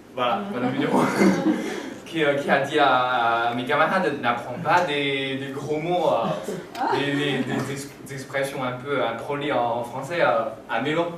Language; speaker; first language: French; non-native, fluent; Chinese